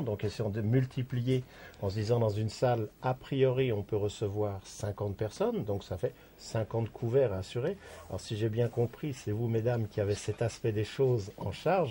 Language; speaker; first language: French; native; French